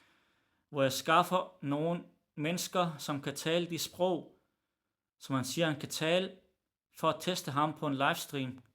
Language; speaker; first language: Danish; early bilingual, other home language; Arabic